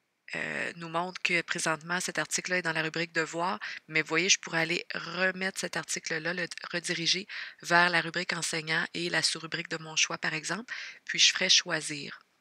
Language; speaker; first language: French; native; French